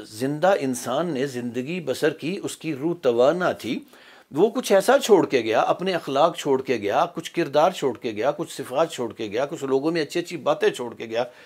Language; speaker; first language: Urdu; native; Urdu